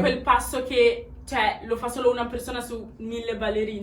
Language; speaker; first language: Italian; early bilingual, other home language; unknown